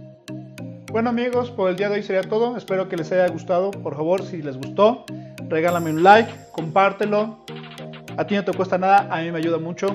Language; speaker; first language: Spanish; native; Spanish